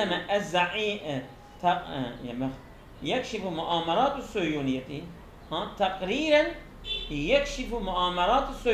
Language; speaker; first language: Arabic; non-native, fluent; Turkish